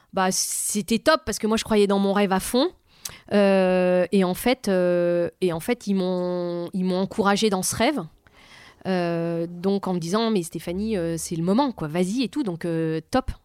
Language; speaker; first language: French; native; French